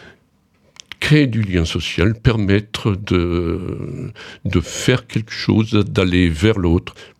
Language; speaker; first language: French; native; French